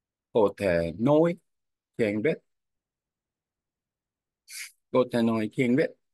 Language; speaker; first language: Vietnamese; non-native, learner; Korean